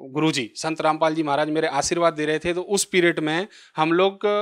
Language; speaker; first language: Hindi; native; Hindi